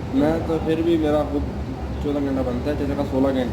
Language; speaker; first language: Urdu; native; Urdu